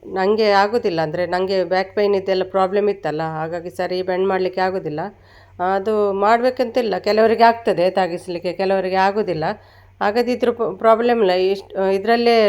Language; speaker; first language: Kannada; native; Kannada